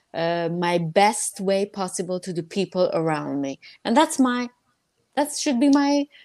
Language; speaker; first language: English; non-native, fluent; Persian